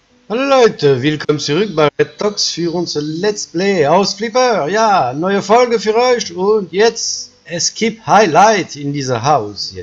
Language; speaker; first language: German; non-native, fluent; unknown